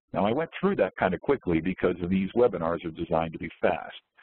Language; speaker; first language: English; native; English